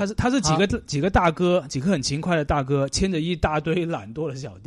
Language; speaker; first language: Chinese; non-native, local second language; Cantonese